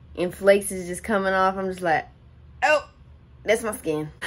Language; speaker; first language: English; native; English